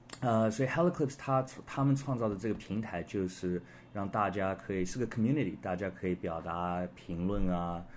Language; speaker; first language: Chinese; early bilingual, heritage; Chinese